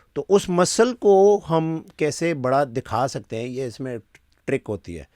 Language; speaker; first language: Urdu; non-native, local second language; Pashto